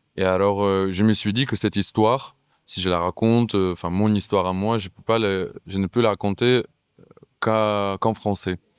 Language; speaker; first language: French; non-native, fluent; Russian